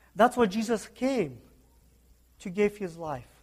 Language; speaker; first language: English; non-native, fluent; Kazakh